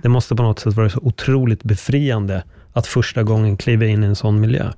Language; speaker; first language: Swedish; native; Swedish